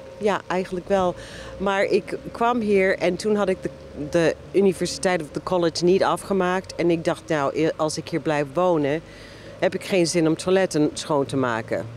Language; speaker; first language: Dutch; non-native, fluent; English